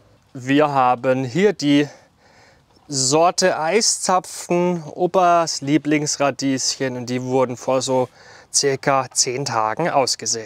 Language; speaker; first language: German; native; German